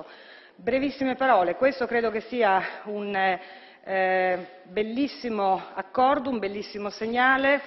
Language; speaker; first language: Italian; native; Italian